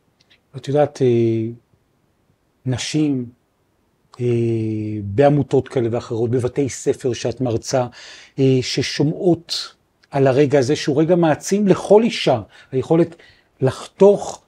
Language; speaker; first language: Hebrew; native; Hebrew